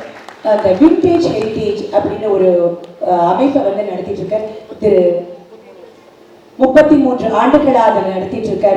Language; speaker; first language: Tamil; native; Tamil